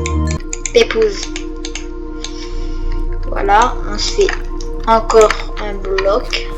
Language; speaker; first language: French; native; French